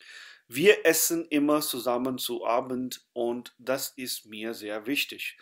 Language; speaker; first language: German; non-native, fluent; Urdu